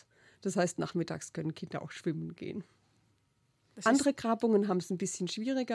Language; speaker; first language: German; native; German